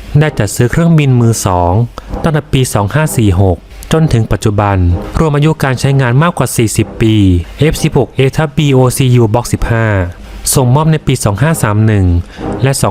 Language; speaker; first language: Thai; native; Thai